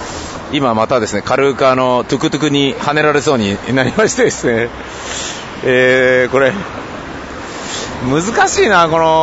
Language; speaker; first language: Japanese; native; Japanese